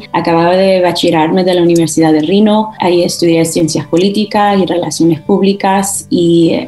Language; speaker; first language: Spanish; early bilingual, heritage; Spanish